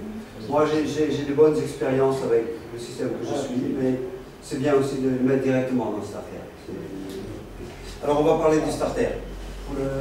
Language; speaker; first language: French; non-native, fluent; Dutch